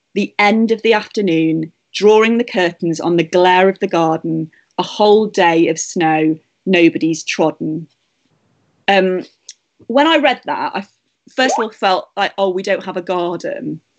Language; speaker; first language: English; native; English